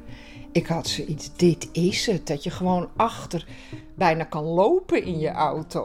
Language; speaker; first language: Dutch; native; Dutch